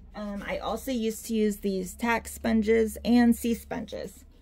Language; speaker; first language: English; native; English